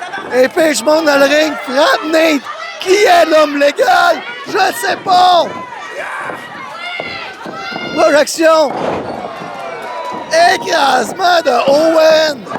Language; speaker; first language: French; native; French